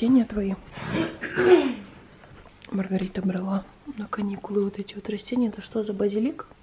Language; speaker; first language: Russian; native; Russian